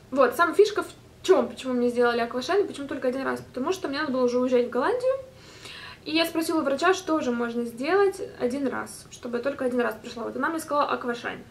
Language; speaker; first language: Russian; native; Russian